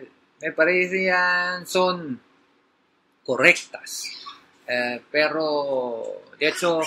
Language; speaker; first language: Spanish; non-native, learner; Filipino